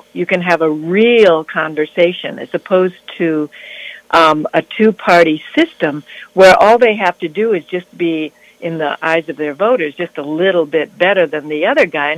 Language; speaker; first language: English; native; English